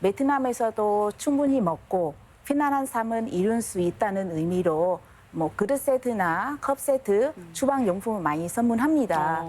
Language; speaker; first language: Korean; non-native, fluent; Vietnamese